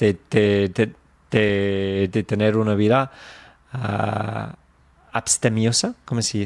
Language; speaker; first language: Spanish; non-native, fluent; English